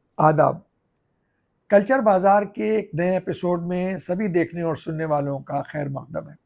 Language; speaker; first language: Urdu; native; Urdu